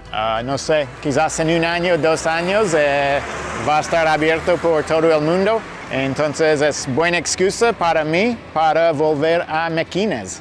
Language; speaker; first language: Spanish; non-native, fluent; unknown